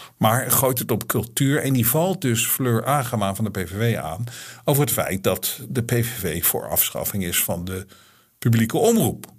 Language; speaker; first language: Dutch; native; Dutch